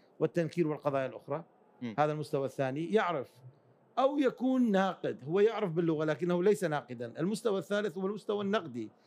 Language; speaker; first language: Arabic; early bilingual, other home language; Kurdish